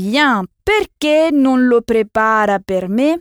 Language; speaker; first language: Italian; non-native, fluent; French